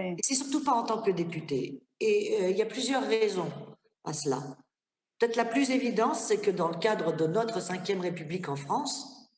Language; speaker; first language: French; native; French